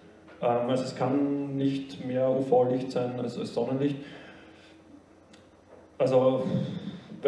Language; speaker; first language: German; native; German